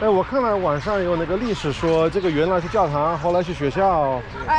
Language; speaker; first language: Chinese; non-native, fluent; English